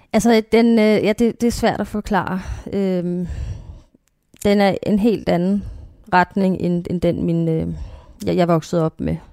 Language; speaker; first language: Danish; native; Danish